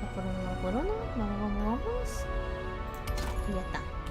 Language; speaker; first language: Spanish; early bilingual, heritage; Spanish